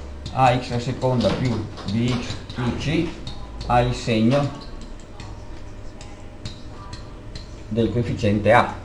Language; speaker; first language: Italian; native; Italian